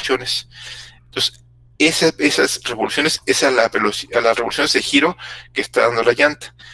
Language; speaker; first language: Spanish; native; Spanish